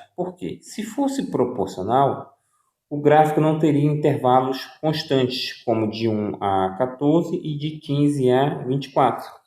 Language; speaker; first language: Portuguese; native; Portuguese